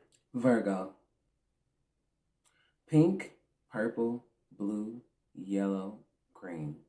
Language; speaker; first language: English; native; English